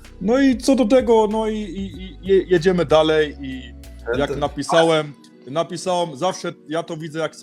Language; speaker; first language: Polish; early bilingual, heritage; Polish